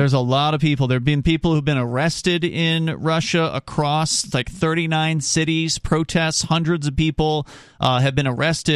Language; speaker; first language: English; native; English